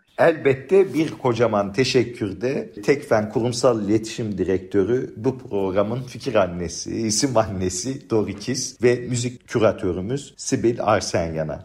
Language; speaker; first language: Turkish; native; Turkish